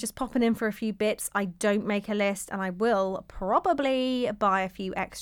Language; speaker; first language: English; native; English